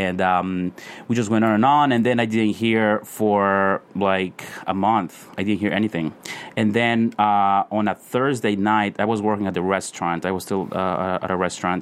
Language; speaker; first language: English; non-native, fluent; Spanish